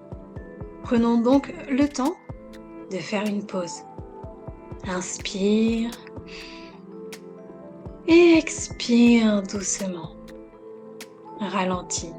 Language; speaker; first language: French; native; French